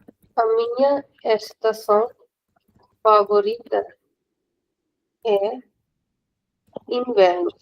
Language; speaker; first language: Portuguese; non-native, fluent; Hindi